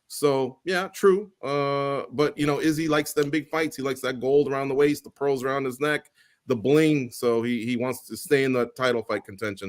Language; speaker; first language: English; native; English